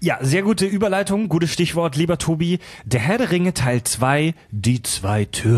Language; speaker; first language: German; native; German